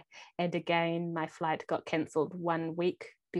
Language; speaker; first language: English; native; English